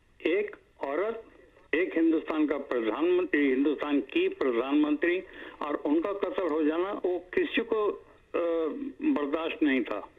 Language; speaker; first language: Hindi; native; Hindi